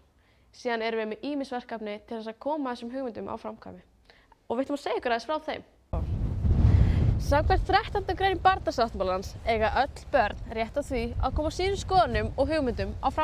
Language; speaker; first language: Icelandic; native; Icelandic